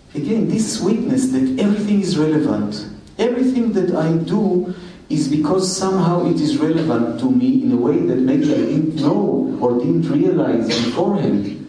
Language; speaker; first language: English; non-native, fluent; Hebrew